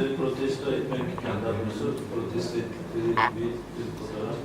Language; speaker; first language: Turkish; native; Turkish